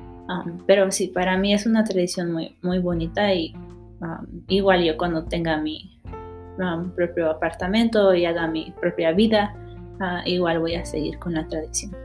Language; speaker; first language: Spanish; early bilingual, heritage; Spanish